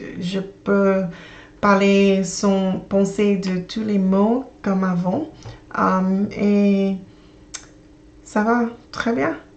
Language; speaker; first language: French; non-native, learner; English